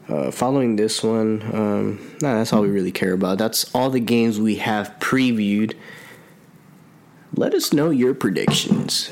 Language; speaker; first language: English; early bilingual, other home language; Spanish